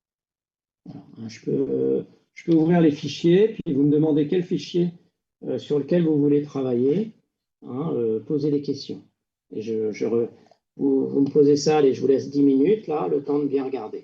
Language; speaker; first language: French; native; French